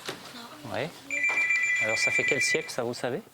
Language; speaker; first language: French; native; French